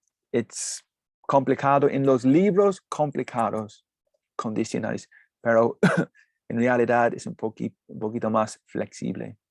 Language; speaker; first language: Spanish; non-native, fluent; English